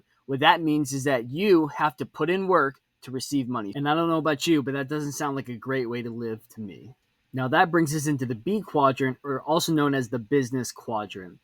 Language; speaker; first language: English; native; English